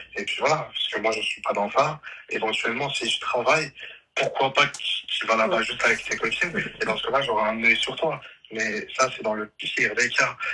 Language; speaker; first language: French; early bilingual, other home language; Arabic